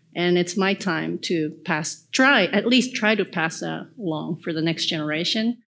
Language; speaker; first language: English; early bilingual, other home language; Korean